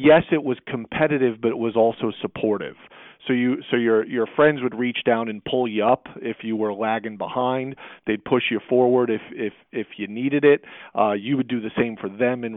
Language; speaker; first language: English; native; English